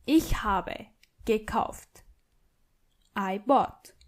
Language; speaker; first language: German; non-native, fluent; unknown